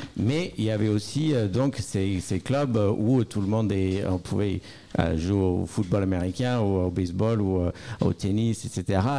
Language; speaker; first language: French; non-native, fluent; English